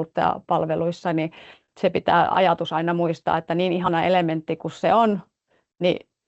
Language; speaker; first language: Finnish; native; Finnish